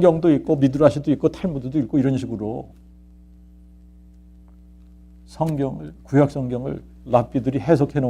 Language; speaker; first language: Korean; native; Korean